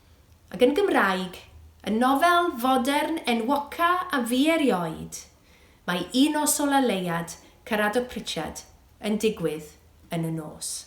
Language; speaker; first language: Welsh; native; Welsh